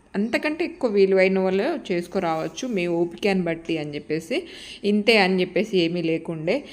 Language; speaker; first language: Telugu; native; Telugu